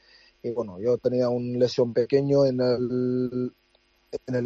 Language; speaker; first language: Spanish; non-native, fluent; Dutch